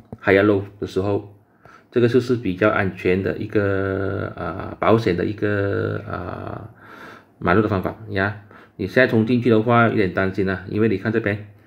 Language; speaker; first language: Chinese; native; Chinese